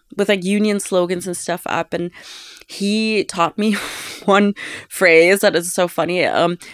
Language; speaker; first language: English; non-native, fluent; German